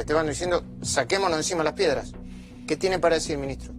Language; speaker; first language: Spanish; native; Spanish